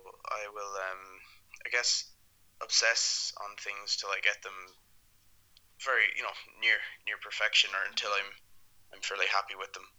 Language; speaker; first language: English; native; English